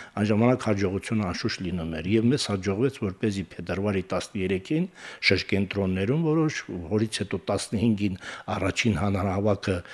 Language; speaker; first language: Armenian; native; Armenian